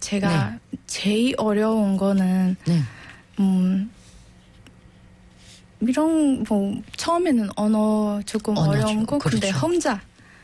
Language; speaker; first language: Korean; non-native, learner; Burmese